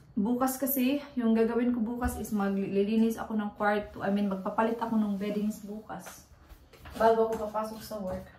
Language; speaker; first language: Filipino; native; Filipino